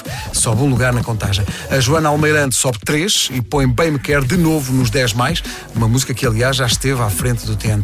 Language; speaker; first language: Portuguese; native; Portuguese